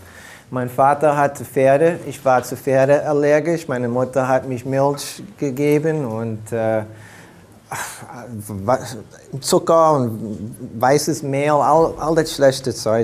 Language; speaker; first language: German; early bilingual, heritage; German